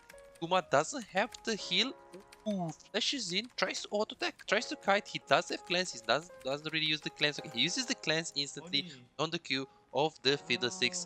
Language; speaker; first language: English; non-native, fluent; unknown